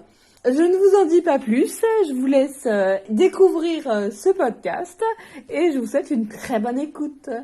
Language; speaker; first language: French; native; French